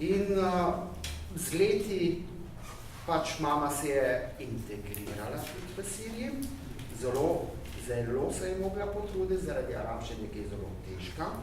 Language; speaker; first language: Slovenian; early bilingual, heritage; Arabic